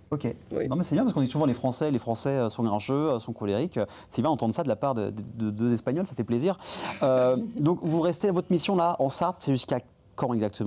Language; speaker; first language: French; native; French